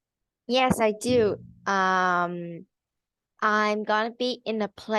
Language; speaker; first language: English; non-native, learner; Vietnamese